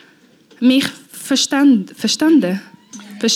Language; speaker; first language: German; non-native, learner; Portuguese